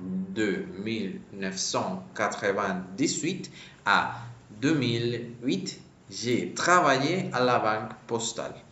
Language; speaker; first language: French; non-native, fluent; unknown